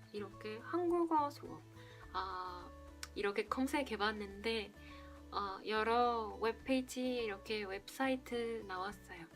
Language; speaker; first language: Korean; non-native, fluent; Spanish